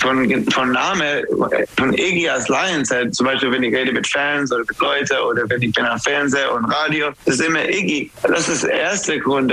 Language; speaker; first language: German; non-native, learner; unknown